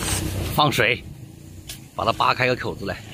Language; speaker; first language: Chinese; native; Chinese